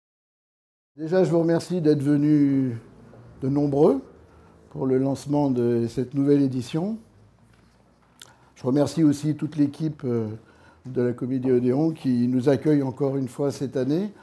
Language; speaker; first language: French; native; French